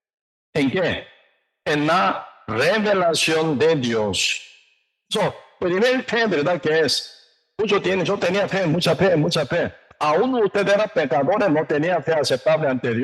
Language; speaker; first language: Spanish; non-native, learner; Korean